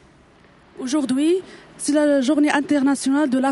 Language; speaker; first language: French; non-native, learner; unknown